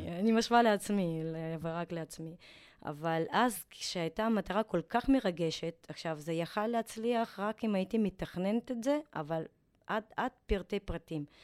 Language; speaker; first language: Hebrew; non-native, fluent; Russian